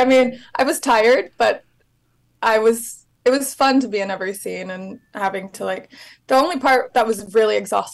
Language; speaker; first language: English; native; English